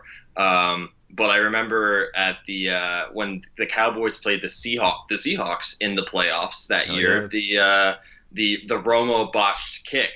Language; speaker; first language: English; native; English